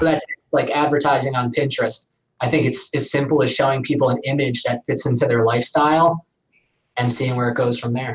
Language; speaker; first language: English; native; English